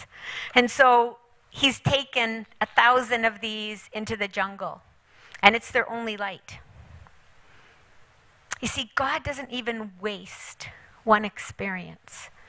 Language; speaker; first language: English; native; English